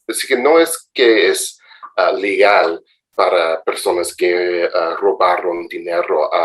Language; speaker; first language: Spanish; non-native, fluent; English